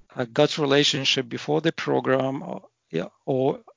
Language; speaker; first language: English; non-native, fluent; Russian